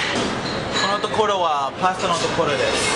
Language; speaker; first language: Japanese; non-native, learner; English